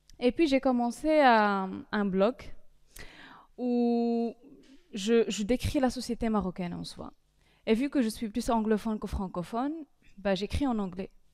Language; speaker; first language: French; non-native, local second language; Arabic